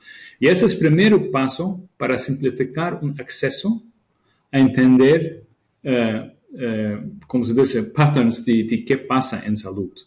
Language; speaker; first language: Spanish; non-native, fluent; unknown